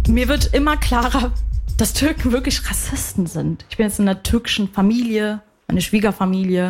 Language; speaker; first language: German; early bilingual, other home language; Arabic